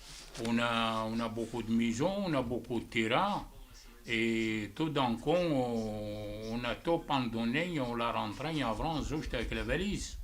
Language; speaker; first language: French; non-native, fluent; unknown